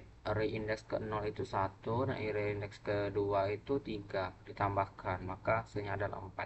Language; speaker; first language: Indonesian; native; Indonesian